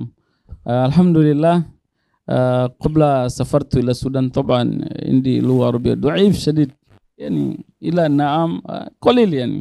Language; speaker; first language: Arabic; non-native, learner; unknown